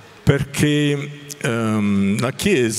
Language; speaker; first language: Italian; native; Italian